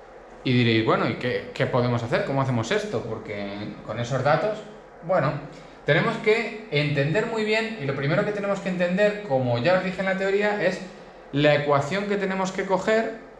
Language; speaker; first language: Spanish; native; Spanish